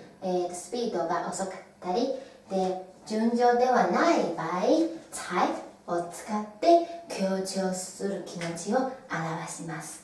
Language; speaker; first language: Japanese; non-native, fluent; Chinese